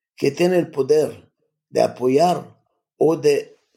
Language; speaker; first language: Spanish; non-native, fluent; Macedonian